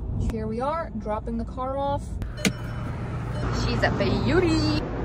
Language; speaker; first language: English; early bilingual, other home language; Russian